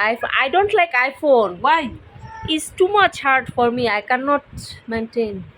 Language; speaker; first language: English; non-native, learner; Bangla